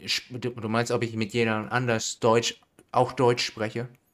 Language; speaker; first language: German; native; German